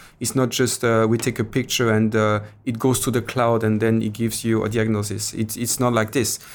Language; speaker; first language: English; non-native, fluent; French